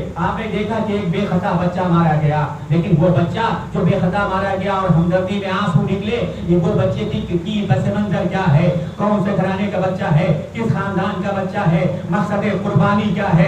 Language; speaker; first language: Urdu; native; Urdu